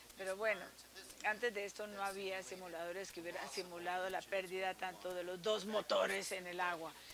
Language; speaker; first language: Spanish; non-native, fluent; English